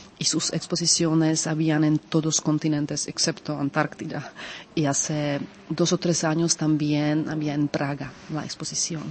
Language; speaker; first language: Spanish; non-native, fluent; Czech